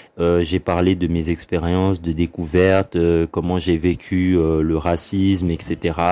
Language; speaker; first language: French; early bilingual, other home language; Lingala